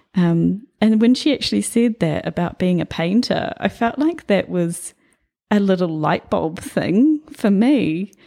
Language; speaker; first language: English; native; English